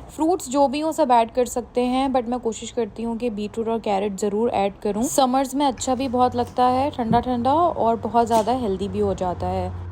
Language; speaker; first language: Urdu; native; Urdu